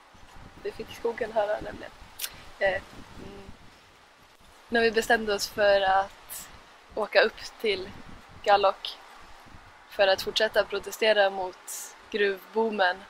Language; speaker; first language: Swedish; native; Swedish